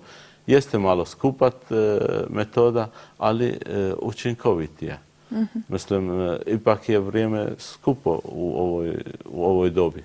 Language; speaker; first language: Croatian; non-native, learner; Arabic